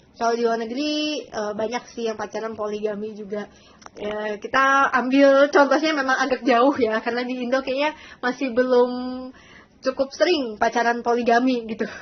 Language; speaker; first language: Indonesian; native; Indonesian